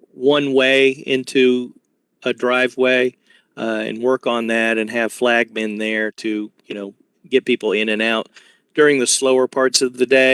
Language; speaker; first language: English; native; English